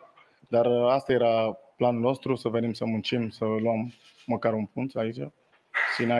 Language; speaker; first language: Romanian; non-native, learner; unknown